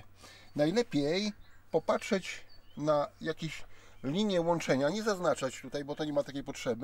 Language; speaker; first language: Polish; native; Polish